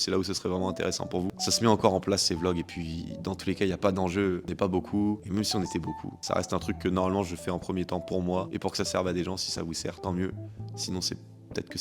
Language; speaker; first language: French; native; French